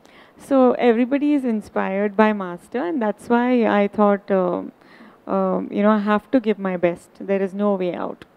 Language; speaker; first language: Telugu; non-native, learner; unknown